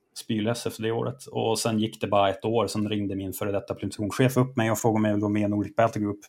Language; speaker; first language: Swedish; native; Swedish